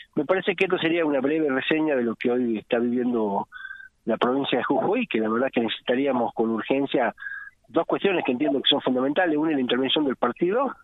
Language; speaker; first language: Spanish; native; Spanish